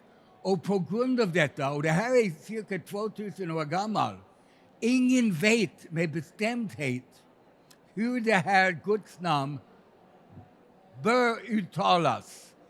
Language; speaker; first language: Swedish; non-native, fluent; English